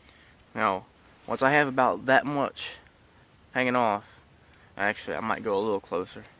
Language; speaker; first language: English; native; English